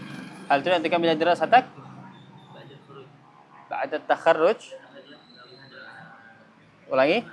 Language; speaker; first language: Arabic; non-native, fluent; Indonesian